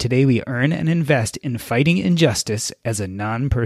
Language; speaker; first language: English; native; English